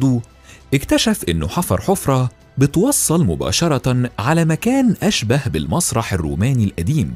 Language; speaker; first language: Arabic; native; Arabic